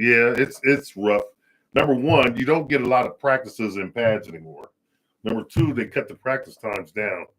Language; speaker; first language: English; native; English